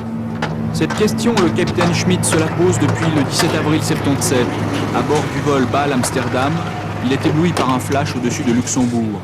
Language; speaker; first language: French; native; French